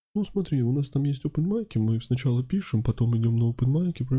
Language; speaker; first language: Russian; native; Russian